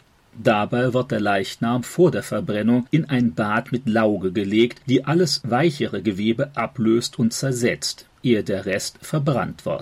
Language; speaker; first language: German; native; German